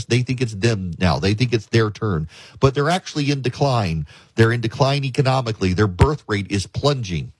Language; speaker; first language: English; native; English